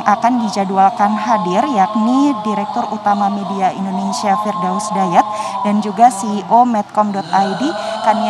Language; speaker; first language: Indonesian; native; Indonesian